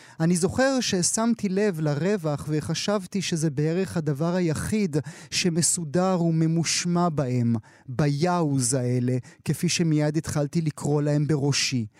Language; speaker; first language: Hebrew; native; Hebrew